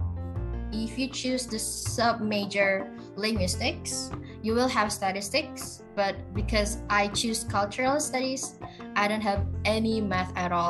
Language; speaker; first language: English; non-native, fluent; Indonesian